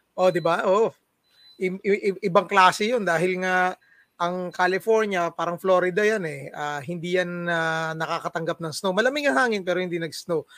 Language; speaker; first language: Filipino; non-native, local second language; Cebuano